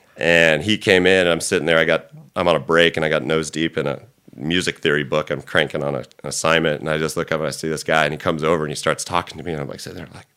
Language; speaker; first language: English; native; English